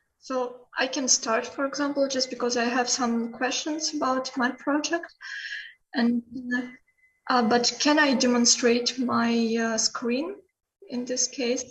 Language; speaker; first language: English; non-native, learner; Russian